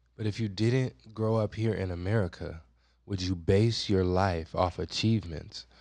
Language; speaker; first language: English; native; English